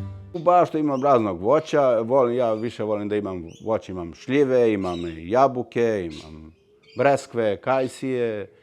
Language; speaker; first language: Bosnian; early bilingual, heritage; Serbian